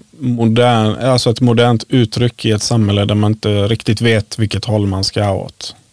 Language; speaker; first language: Swedish; early bilingual, other home language; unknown